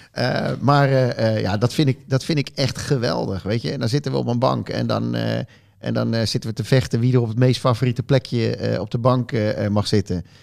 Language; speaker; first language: Dutch; native; Dutch